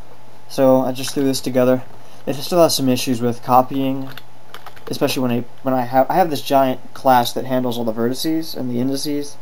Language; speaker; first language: English; native; English